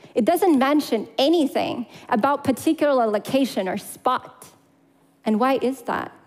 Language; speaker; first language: English; non-native, fluent; Russian